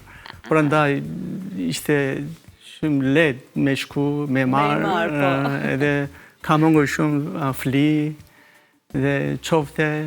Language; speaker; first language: Albanian; non-native, learner; Korean